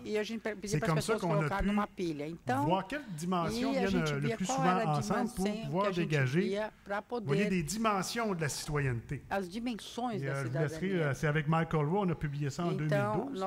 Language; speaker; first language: French; native; French